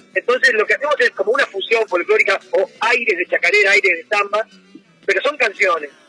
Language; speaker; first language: Spanish; native; Spanish